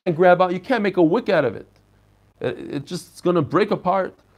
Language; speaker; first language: English; non-native, fluent; Hebrew